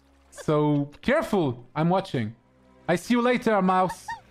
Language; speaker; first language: English; non-native, fluent; French